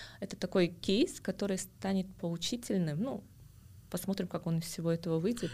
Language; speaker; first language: Russian; non-native, local second language; Kazakh